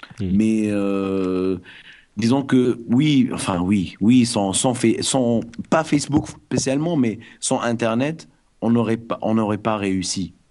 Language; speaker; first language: French; non-native, local second language; Arabic